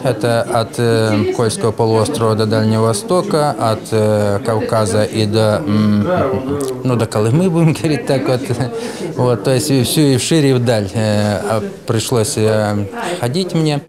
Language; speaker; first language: Russian; native; Russian